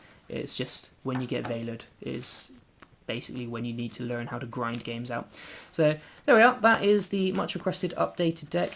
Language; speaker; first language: English; native; English